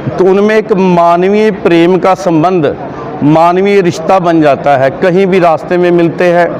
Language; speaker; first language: Hindi; non-native, local second language; Punjabi